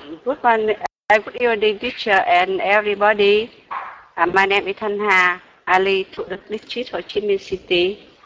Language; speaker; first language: English; non-native, learner; Vietnamese